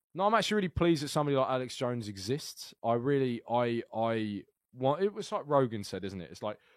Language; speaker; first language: English; native; English